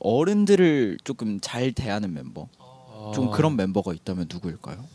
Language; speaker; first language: Korean; native; Korean